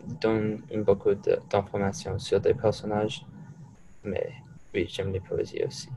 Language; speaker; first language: French; non-native, learner; English